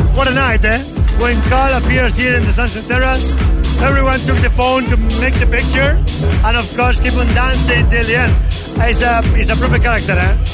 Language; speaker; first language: English; non-native, fluent; Spanish